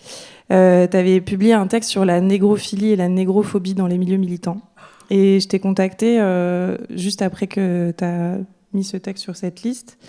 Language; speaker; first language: French; native; French